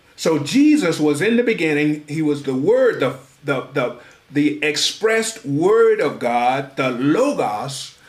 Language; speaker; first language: English; native; English